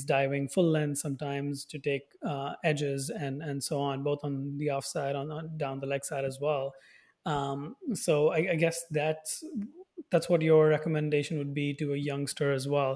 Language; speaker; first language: English; non-native, local second language; Hindi